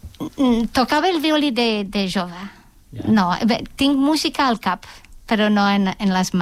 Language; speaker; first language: Catalan; non-native, fluent; English